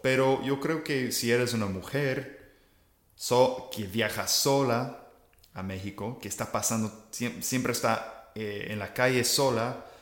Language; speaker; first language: Spanish; non-native, fluent; English